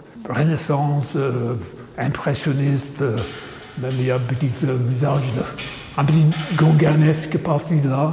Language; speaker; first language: French; non-native, fluent; English